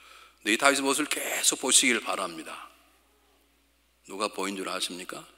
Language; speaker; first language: Korean; native; Korean